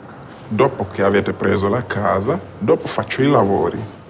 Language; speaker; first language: Italian; non-native, fluent; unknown